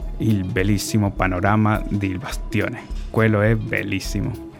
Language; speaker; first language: Italian; non-native, learner; Spanish